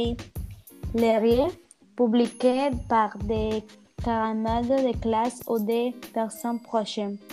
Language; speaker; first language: French; non-native, learner; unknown